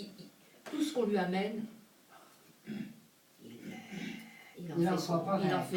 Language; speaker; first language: French; native; French